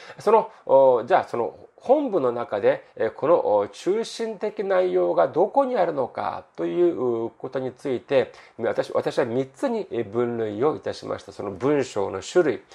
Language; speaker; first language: Japanese; non-native, fluent; Korean